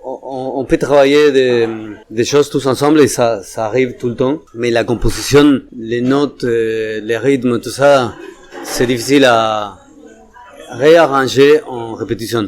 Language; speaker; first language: French; non-native, fluent; Spanish